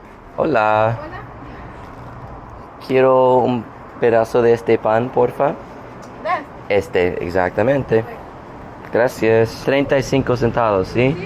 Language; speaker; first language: Spanish; non-native, learner; English